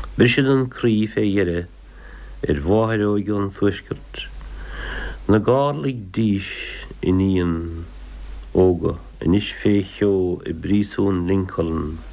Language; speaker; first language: Irish; native; Irish